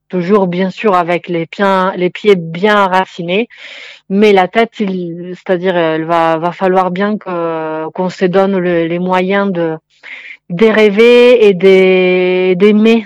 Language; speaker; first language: French; non-native, fluent; Italian